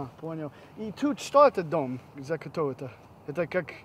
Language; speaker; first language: Russian; non-native, learner; English